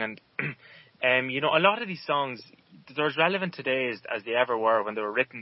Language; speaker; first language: English; native; English